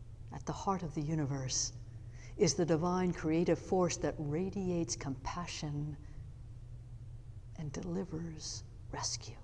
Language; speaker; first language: English; native; English